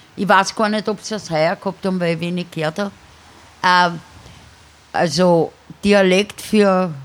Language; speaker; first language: German; native; German